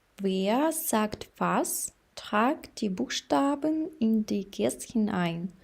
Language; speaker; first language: German; non-native, fluent; Ukrainian